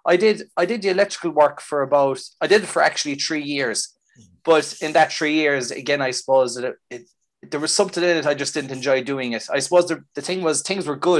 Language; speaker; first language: English; native; English